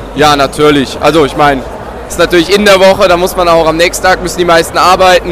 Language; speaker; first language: German; native; German